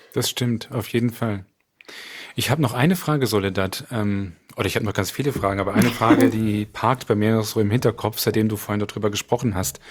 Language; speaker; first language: German; native; German